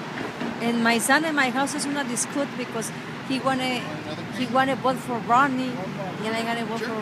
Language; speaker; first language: English; non-native, learner; Spanish